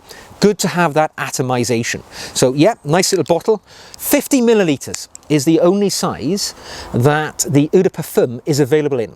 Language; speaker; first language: English; native; English